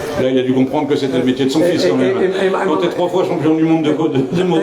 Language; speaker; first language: French; native; French